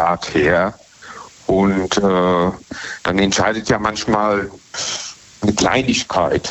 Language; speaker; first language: German; native; German